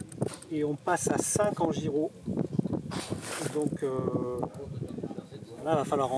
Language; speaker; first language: French; native; French